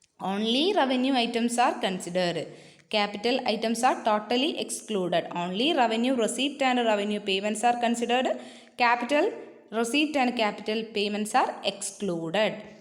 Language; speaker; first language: English; non-native, local second language; Malayalam